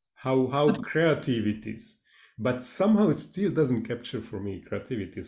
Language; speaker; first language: English; non-native, fluent; Hungarian